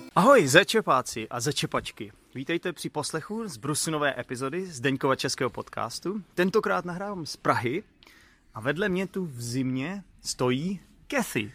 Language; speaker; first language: Czech; native; Czech